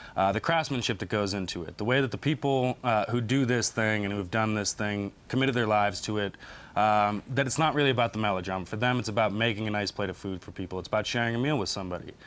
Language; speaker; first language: English; native; English